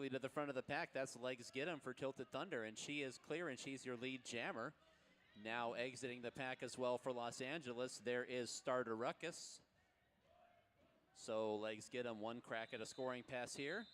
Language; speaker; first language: English; native; English